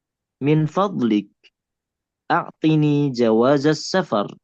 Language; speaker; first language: Arabic; non-native, fluent; Indonesian